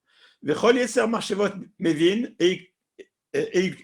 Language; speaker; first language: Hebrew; non-native, fluent; French